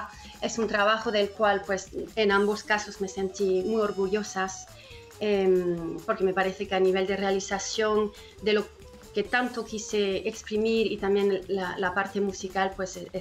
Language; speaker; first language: Spanish; non-native, fluent; French